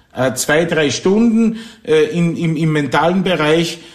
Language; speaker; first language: German; non-native, fluent; Polish